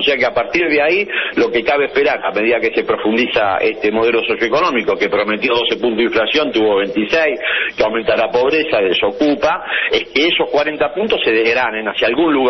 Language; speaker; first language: Spanish; native; Spanish